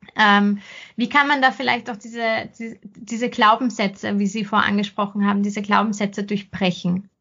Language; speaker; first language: German; native; German